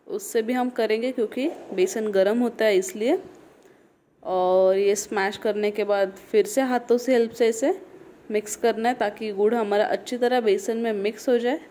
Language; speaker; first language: Hindi; non-native, local second language; Marathi